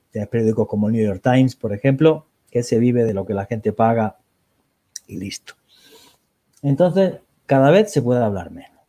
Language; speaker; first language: Spanish; native; Spanish